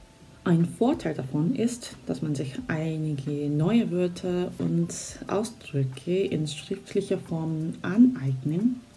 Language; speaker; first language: German; non-native, fluent; Korean